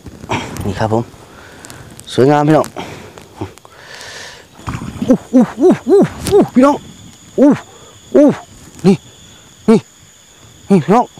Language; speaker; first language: Thai; non-native, local second language; Northeastern Thai